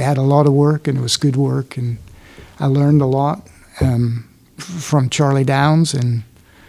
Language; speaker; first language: English; non-native, fluent; Swiss German